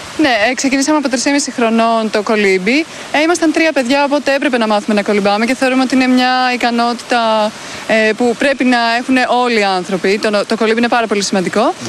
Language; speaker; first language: Greek; early bilingual, heritage; Greek